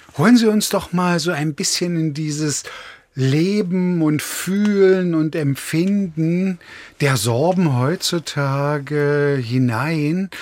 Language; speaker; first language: German; native; German